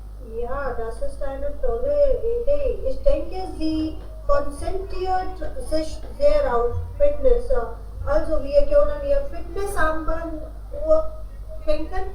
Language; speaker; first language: German; non-native, learner; Hindi